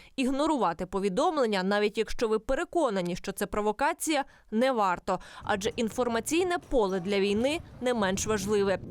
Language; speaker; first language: Ukrainian; native; Ukrainian